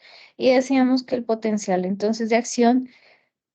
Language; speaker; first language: Spanish; native; Spanish